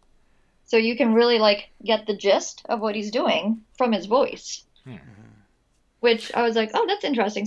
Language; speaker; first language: English; non-native, local second language; Filipino